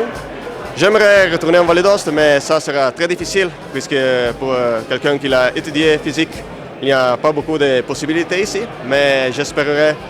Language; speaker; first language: French; non-native, local second language; Italian